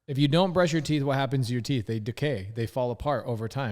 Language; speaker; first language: English; native; English